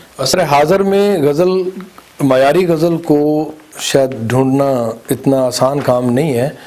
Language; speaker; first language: Urdu; native; Urdu